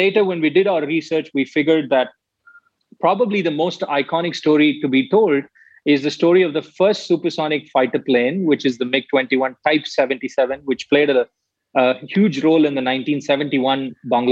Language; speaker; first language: English; non-native, local second language; Tamil